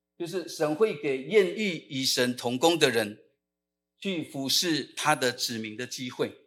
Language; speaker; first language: Chinese; non-native, local second language; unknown